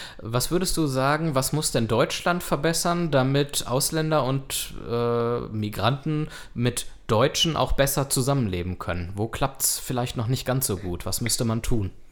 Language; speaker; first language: German; native; German